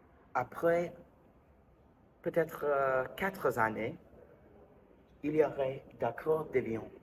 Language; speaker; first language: French; non-native, learner; English